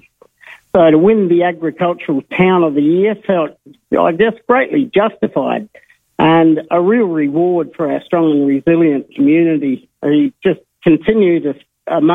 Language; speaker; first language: English; native; English